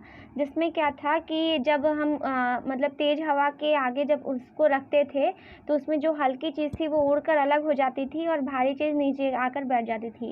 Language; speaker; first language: Hindi; native; Hindi